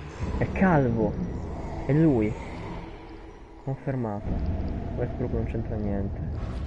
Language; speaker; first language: Italian; native; Italian